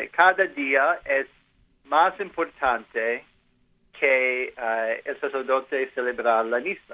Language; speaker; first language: Spanish; non-native, learner; English